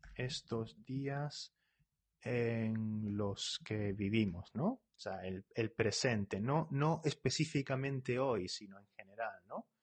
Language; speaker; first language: Spanish; native; Spanish